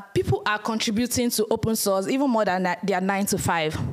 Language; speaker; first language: English; non-native, local second language; Yoruba